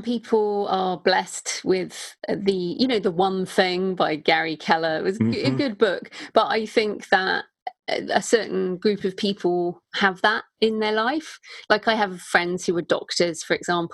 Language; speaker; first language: English; native; English